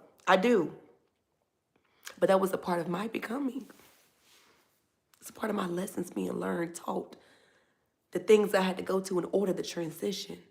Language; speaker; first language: English; native; English